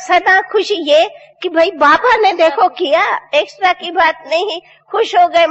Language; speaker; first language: Hindi; non-native, local second language; Sindhi